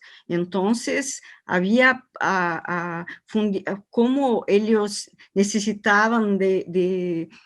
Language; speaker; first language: Spanish; non-native, learner; Portuguese